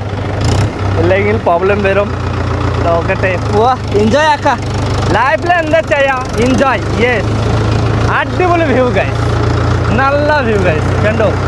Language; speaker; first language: Malayalam; non-native, learner; Bangla